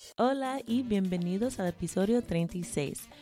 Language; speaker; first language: Spanish; non-native, fluent; English